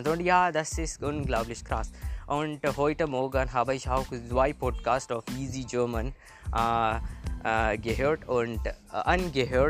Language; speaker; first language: German; non-native, learner; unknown